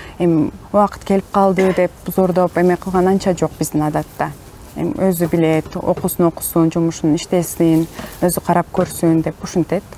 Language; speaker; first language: Kyrgyz; non-native, local second language; Turkish